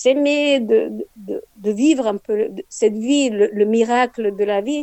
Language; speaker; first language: French; non-native, fluent; Spanish